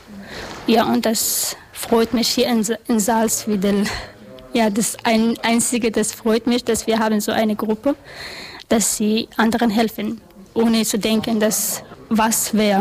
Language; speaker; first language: German; non-native, learner; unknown